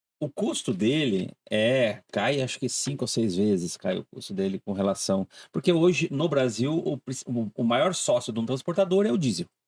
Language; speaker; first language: Portuguese; native; Portuguese